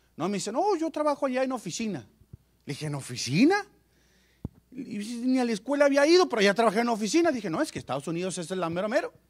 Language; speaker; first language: Spanish; native; Spanish